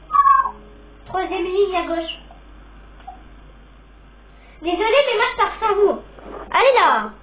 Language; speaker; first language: French; native; French